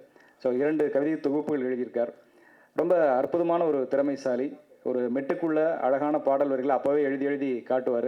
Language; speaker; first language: Tamil; native; Tamil